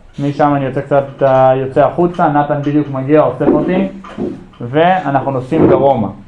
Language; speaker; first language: Hebrew; early bilingual, other home language; English